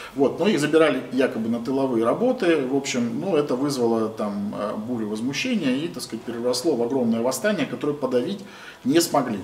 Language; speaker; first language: Russian; native; Russian